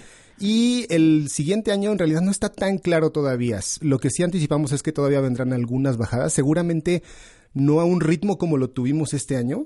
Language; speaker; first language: Spanish; native; Spanish